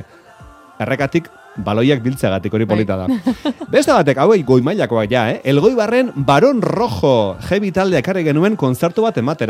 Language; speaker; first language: Basque; native; Basque